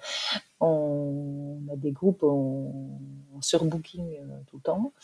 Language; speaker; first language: French; native; French